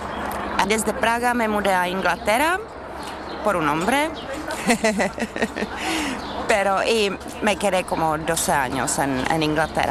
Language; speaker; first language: Spanish; non-native, fluent; Czech